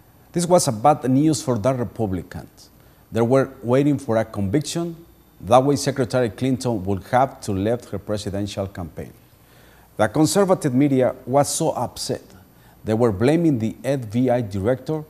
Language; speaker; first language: English; non-native, fluent; Spanish